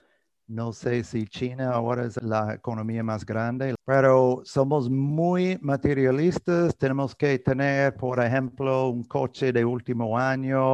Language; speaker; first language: Spanish; non-native, fluent; English